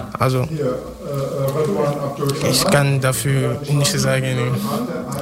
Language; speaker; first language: German; non-native, learner; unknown